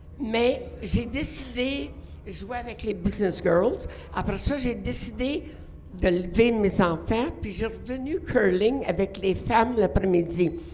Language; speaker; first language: French; non-native, local second language; English